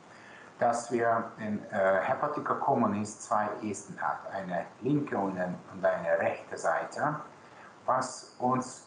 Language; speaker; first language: German; non-native, local second language; Hungarian